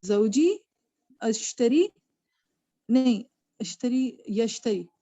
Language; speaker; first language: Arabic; non-native, learner; Urdu